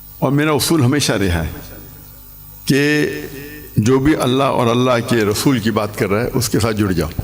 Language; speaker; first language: Urdu; non-native, local second language; English